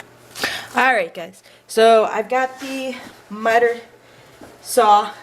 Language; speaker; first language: English; native; English